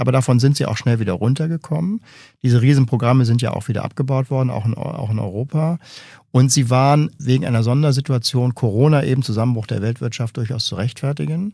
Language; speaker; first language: German; native; German